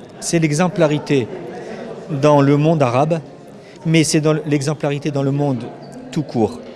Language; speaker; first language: French; native; French